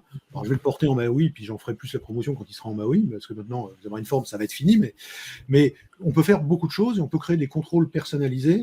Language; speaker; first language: French; native; French